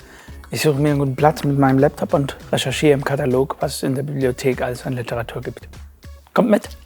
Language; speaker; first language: German; native; German